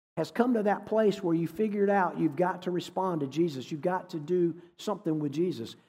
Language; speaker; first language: English; native; English